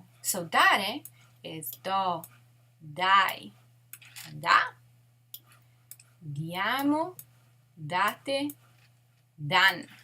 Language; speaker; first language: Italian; non-native, fluent; English